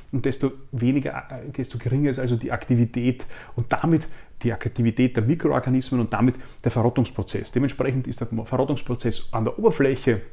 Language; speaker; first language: German; native; German